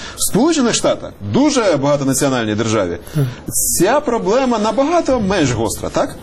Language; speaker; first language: Ukrainian; native; Ukrainian